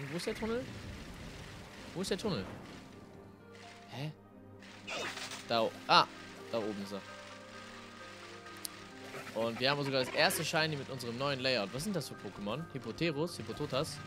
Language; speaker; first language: German; native; German